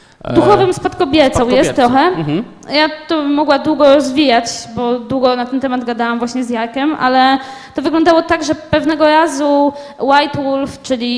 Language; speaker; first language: Polish; native; Polish